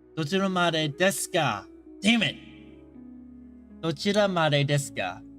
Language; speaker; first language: Japanese; non-native, learner; English